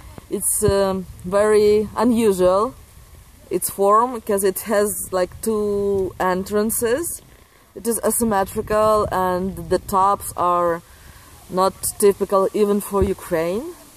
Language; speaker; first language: English; non-native, fluent; Ukrainian